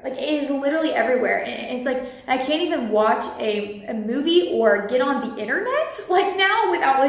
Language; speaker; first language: English; native; English